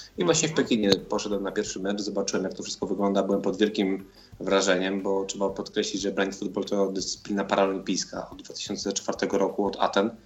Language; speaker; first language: Polish; native; Polish